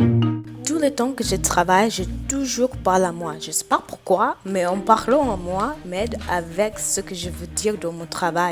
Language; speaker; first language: French; non-native, learner; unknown